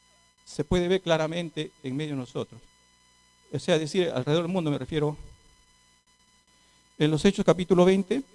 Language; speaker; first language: Spanish; native; Spanish